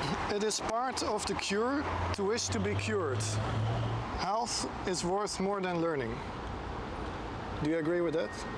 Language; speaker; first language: English; non-native, fluent; Dutch